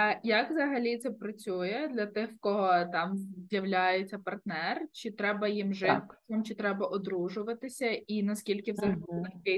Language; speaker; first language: Ukrainian; native; Ukrainian